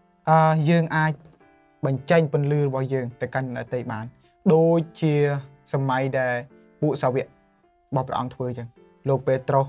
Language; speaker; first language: Khmer; native; Khmer